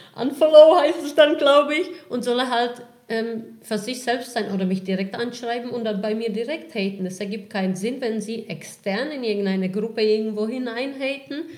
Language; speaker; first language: German; non-native, fluent; Czech